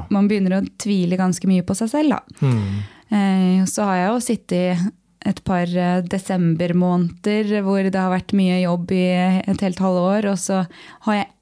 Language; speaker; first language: Norwegian; native; Norwegian